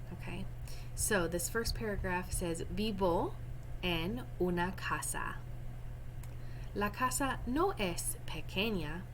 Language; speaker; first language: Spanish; non-native, fluent; English